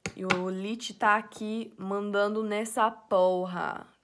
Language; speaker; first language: Portuguese; non-native, fluent; English